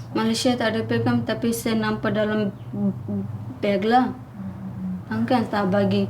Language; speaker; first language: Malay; non-native, learner; Bangla